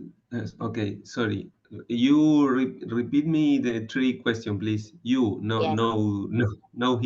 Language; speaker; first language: English; non-native, learner; Spanish